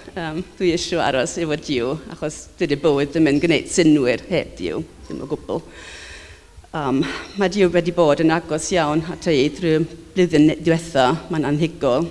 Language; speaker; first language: Welsh; non-native, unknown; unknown